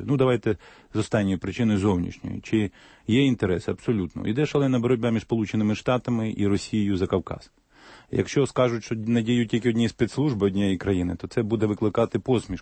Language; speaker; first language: Ukrainian; native; Ukrainian